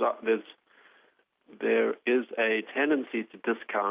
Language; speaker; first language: English; native; English